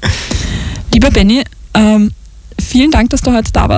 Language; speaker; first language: German; native; German